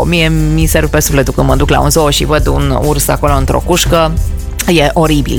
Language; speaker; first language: Romanian; native; Romanian